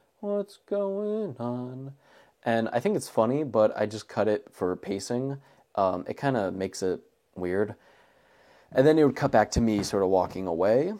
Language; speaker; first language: English; native; English